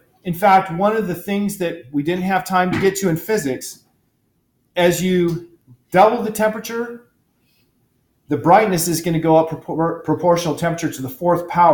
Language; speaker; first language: English; native; English